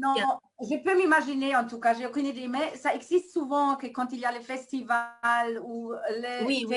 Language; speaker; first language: French; non-native, fluent; German